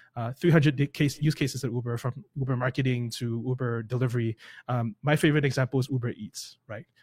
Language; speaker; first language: English; native; English